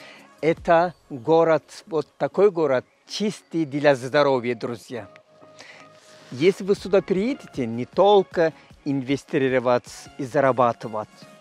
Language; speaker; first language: Russian; non-native, learner; Turkish